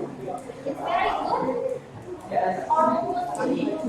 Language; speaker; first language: English; non-native, learner; Indonesian